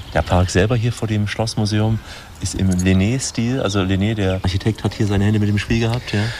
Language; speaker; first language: German; native; German